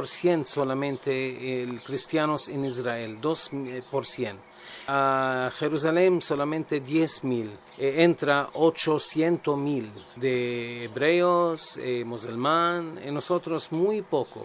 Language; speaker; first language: Spanish; non-native, learner; Arabic